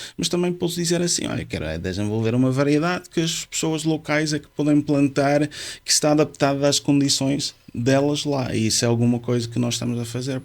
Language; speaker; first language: Portuguese; non-native, fluent; Dutch